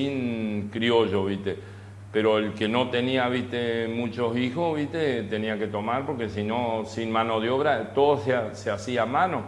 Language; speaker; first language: Spanish; native; Spanish